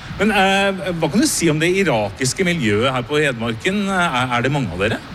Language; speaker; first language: Norwegian; native; Norwegian